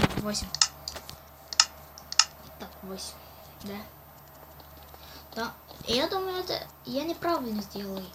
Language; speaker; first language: Russian; non-native, local second language; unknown